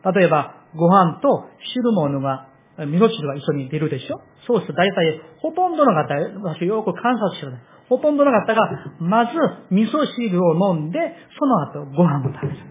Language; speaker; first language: Japanese; non-native, fluent; Korean